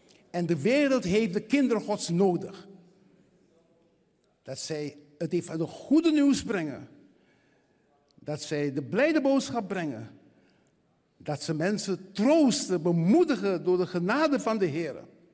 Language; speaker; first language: Dutch; non-native, fluent; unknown